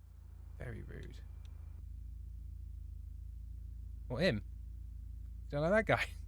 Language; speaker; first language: English; native; English